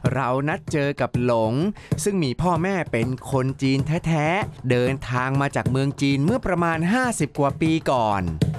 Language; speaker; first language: Thai; native; Thai